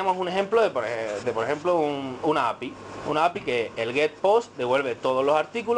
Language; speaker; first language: Spanish; native; Spanish